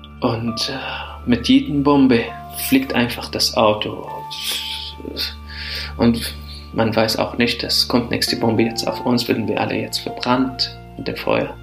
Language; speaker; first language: German; non-native, fluent; Arabic